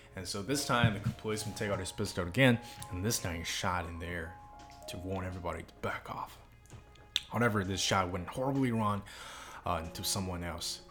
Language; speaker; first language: English; non-native, fluent; Chinese